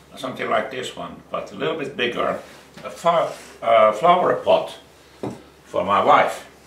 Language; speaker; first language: English; non-native, fluent; Finnish